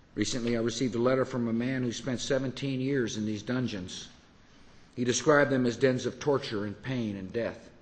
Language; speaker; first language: English; native; English